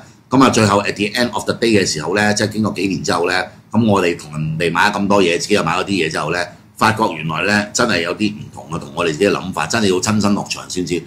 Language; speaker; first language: Cantonese; native; Cantonese